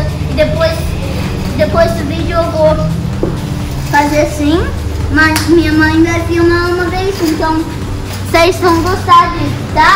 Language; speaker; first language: Portuguese; early bilingual, heritage; Portuguese